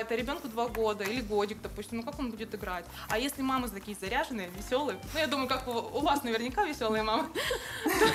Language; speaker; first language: Russian; native; Russian